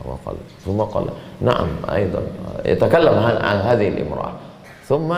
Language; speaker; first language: Arabic; non-native, fluent; Indonesian